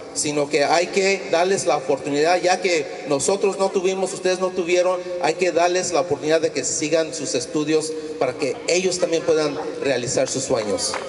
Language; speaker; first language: Spanish; early bilingual, heritage; Spanish